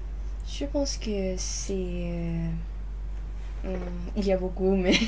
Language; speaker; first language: French; non-native, learner; Lao